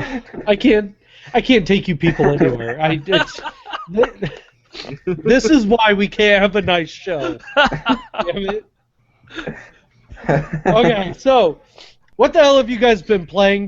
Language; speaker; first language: English; native; English